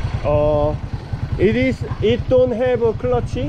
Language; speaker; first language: English; non-native, learner; Korean